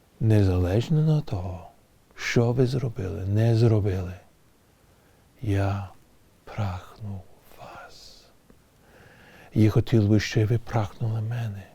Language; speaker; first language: Ukrainian; early bilingual, heritage; English